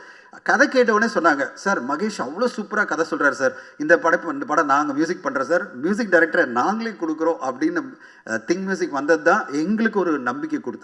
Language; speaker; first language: Tamil; native; Tamil